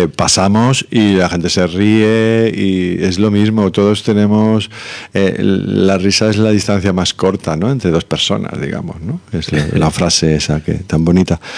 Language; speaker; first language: Spanish; native; Spanish